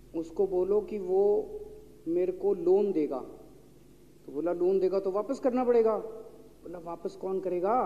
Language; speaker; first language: Hindi; native; Hindi